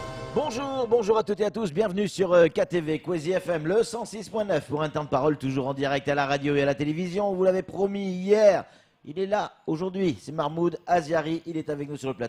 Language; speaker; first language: French; native; French